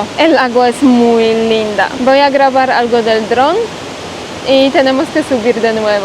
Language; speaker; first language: Spanish; non-native, learner; Polish